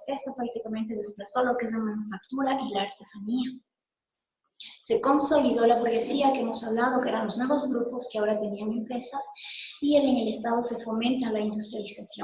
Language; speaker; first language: Spanish; native; Spanish